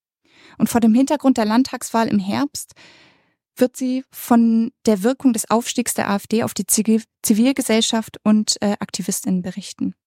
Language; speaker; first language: German; native; German